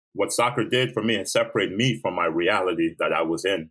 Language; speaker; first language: English; early bilingual, other home language; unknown